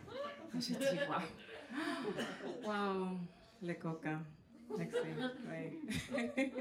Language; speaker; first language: French; non-native, fluent; English